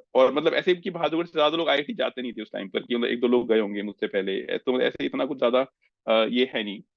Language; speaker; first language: Hindi; native; Hindi